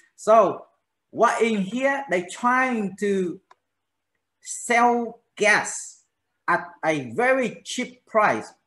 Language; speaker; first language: English; non-native, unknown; Vietnamese